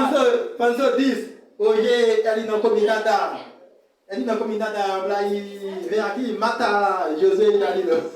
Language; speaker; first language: Portuguese; non-native, learner; Haitian Creole